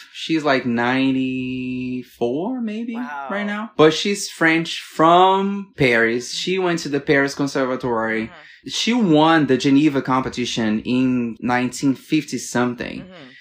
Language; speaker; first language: English; non-native, fluent; Portuguese